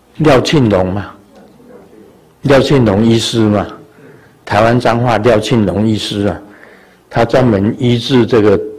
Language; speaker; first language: Chinese; native; Chinese